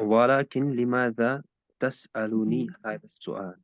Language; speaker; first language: Arabic; non-native, learner; Hindi